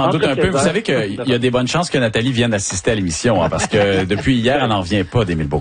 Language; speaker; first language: French; native; French